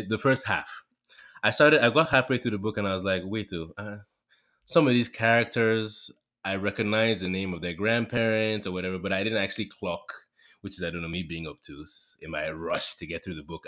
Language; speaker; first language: English; non-native, local second language; Yoruba